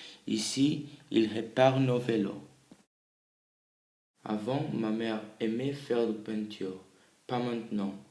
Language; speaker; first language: French; early bilingual, other home language; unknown